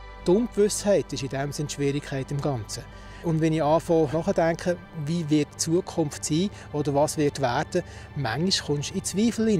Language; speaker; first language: German; native; German